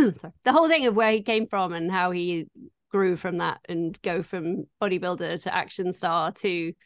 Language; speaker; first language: English; native; English